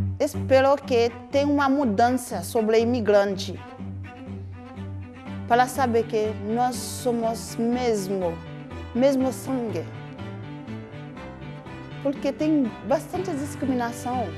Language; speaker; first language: Portuguese; non-native, learner; Haitian Creole